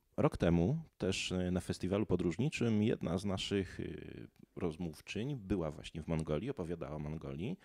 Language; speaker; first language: Polish; native; Polish